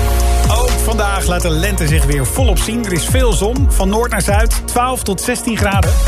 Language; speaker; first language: Dutch; native; Dutch